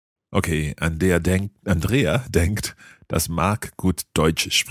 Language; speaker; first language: German; non-native, learner; English